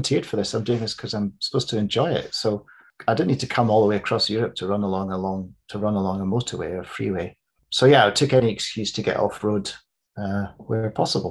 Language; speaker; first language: English; native; English